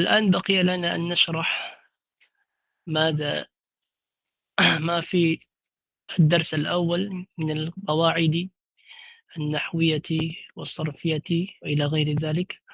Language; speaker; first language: Arabic; non-native, fluent; Filipino